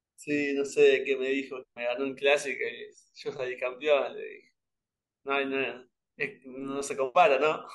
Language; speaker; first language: Spanish; native; Spanish